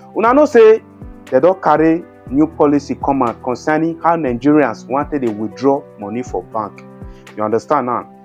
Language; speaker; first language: Nigerian Pidgin; native; Nigerian Pidgin